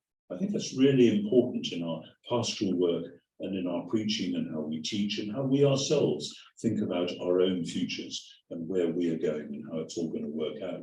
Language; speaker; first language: English; native; English